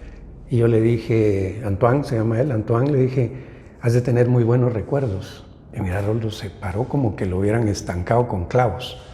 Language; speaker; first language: Spanish; native; Spanish